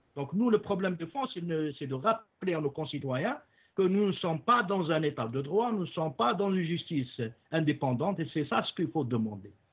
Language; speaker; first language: French; non-native, local second language; Arabic